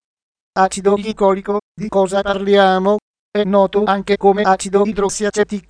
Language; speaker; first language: Italian; native; Italian